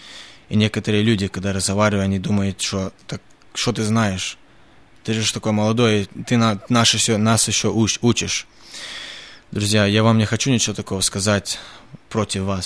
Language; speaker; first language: Russian; early bilingual, heritage; Russian